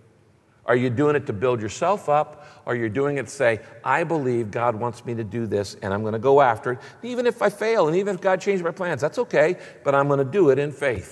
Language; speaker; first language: English; native; English